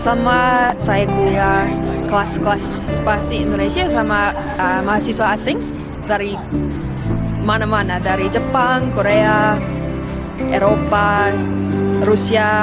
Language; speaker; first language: Indonesian; non-native, learner; English